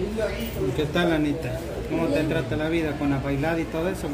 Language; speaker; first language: Spanish; native; Spanish